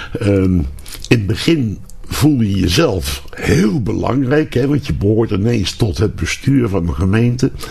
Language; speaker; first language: Dutch; native; Dutch